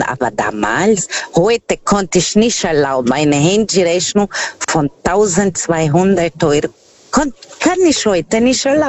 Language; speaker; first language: German; non-native, learner; Portuguese